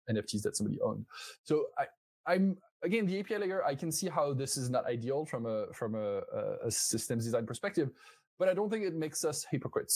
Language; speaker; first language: English; non-native, fluent; French